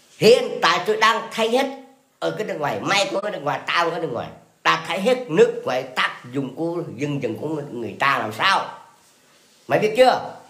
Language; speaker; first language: Vietnamese; non-native, local second language; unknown